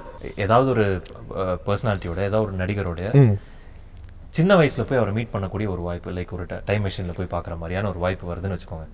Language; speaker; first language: Tamil; native; Tamil